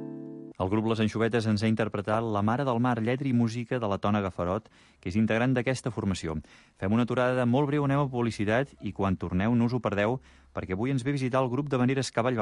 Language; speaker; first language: Catalan; native; Catalan